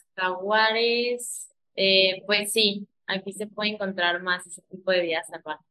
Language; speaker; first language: Spanish; early bilingual, heritage; Spanish